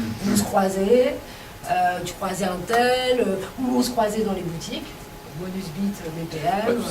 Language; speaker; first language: French; native; French